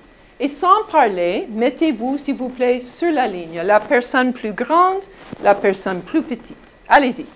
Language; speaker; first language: French; non-native, fluent; English